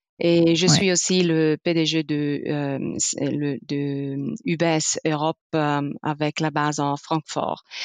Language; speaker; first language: French; non-native, fluent; Italian